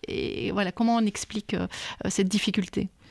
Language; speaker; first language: French; native; French